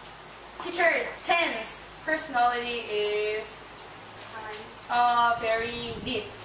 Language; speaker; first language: English; non-native, learner; Korean